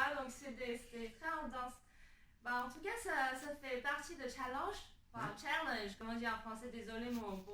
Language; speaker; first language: French; non-native, fluent; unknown